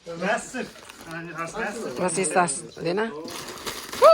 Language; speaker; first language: German; non-native, learner; Thai